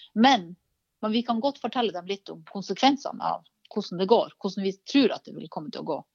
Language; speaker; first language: Norwegian; native; Norwegian